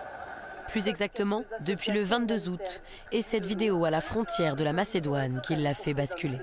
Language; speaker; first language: French; native; French